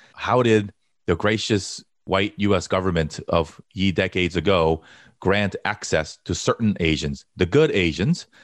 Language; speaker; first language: English; early bilingual, other home language; Korean